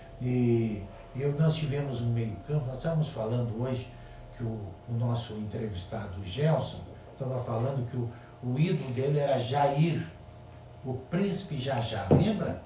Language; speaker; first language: Portuguese; native; Portuguese